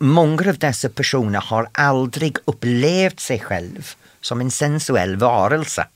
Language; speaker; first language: Swedish; non-native, fluent; English